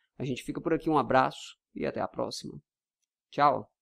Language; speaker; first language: Portuguese; native; Portuguese